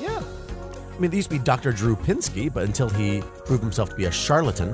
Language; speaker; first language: English; native; English